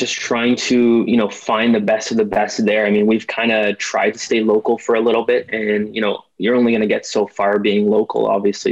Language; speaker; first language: English; native; English